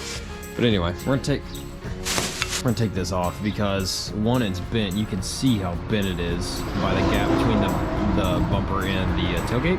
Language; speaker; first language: English; native; English